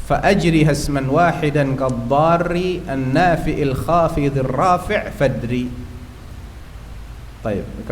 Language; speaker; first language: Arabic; non-native, fluent; Indonesian